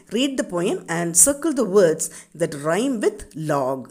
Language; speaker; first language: English; non-native, local second language; Tamil